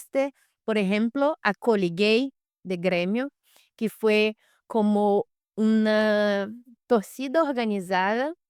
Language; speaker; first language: Spanish; non-native, fluent; Portuguese